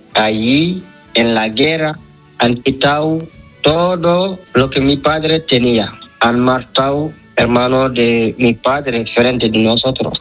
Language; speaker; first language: Spanish; non-native, learner; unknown